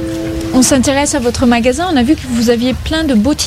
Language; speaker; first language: French; native; French